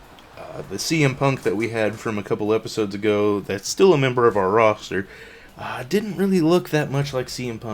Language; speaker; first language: English; native; English